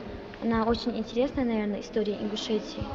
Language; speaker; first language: Russian; native; Russian